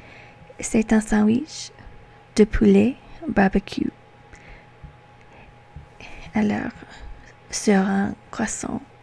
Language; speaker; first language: French; non-native, learner; English